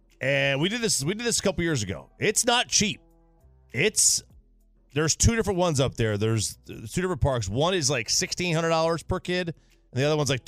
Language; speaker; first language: English; native; English